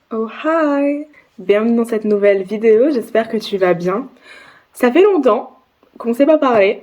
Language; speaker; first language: French; native; French